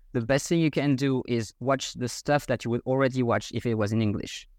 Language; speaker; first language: English; non-native, fluent; French